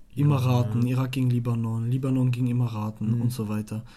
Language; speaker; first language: German; non-native, fluent; Arabic